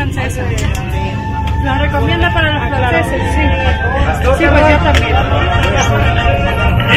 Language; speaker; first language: Spanish; non-native, fluent; French